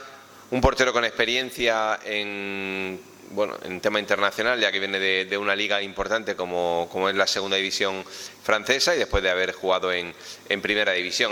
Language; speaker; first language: Spanish; native; Spanish